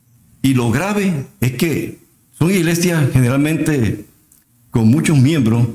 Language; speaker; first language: Spanish; native; Spanish